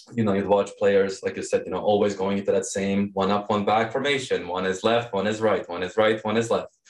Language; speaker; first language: English; early bilingual, other home language; Serbian